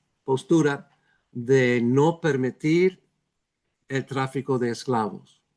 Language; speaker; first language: Spanish; non-native, fluent; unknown